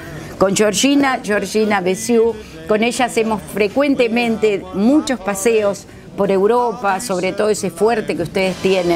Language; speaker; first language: Spanish; native; Spanish